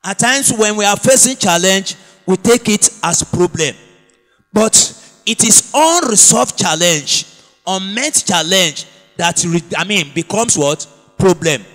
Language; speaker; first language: English; non-native, local second language; Yoruba